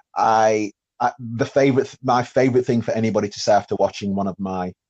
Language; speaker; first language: English; native; English